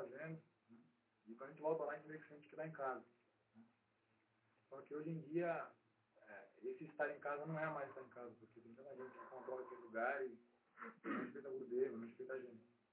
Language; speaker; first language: Portuguese; native; Portuguese